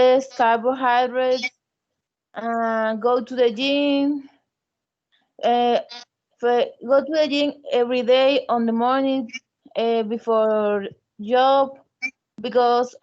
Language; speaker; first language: English; non-native, learner; Spanish